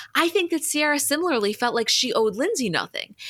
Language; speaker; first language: English; native; English